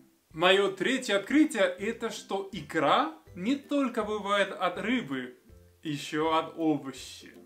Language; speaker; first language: Russian; non-native, fluent; Spanish